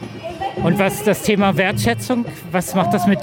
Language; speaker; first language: German; native; German